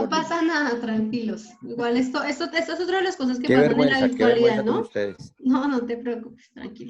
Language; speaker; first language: Spanish; native; Spanish